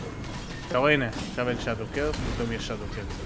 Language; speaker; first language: Hebrew; native; Hebrew